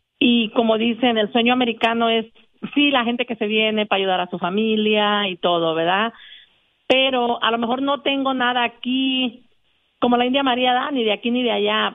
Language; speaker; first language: Spanish; native; Spanish